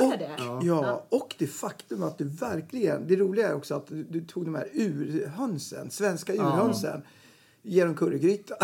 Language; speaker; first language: Swedish; native; Swedish